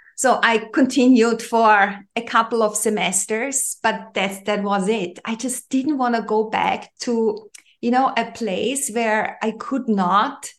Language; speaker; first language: English; non-native, fluent; German